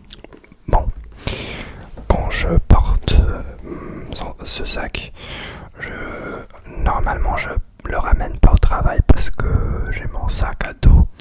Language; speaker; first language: French; non-native, fluent; English